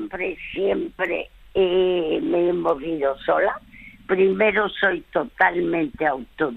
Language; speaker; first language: Spanish; early bilingual, other home language; French